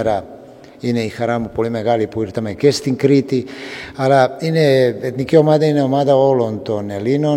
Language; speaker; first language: Greek; non-native, fluent; Serbian